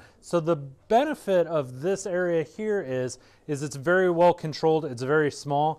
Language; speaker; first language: English; native; English